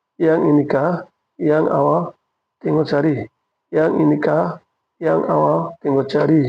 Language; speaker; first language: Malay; non-native, fluent; Bangla